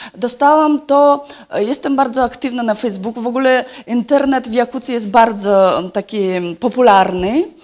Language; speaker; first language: Polish; non-native, fluent; Yakut